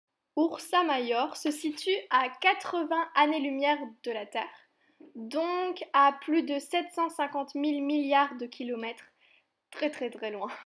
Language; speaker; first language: French; native; French